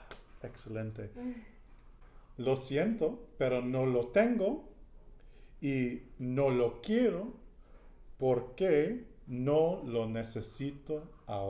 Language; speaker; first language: Spanish; non-native, learner; English